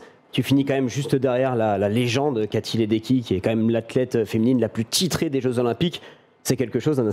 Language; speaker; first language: French; native; French